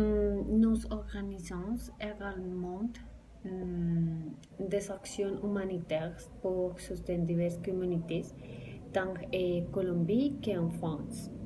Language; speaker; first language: French; non-native, learner; Spanish